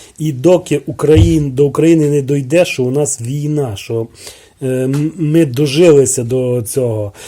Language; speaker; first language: Ukrainian; native; Ukrainian